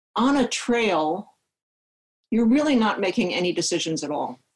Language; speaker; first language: English; native; English